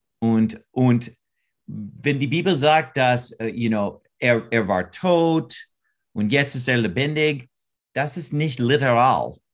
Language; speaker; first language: German; non-native, learner; English